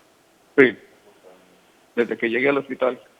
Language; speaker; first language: Spanish; native; Spanish